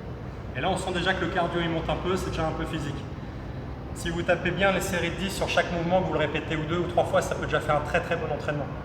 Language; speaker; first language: French; native; French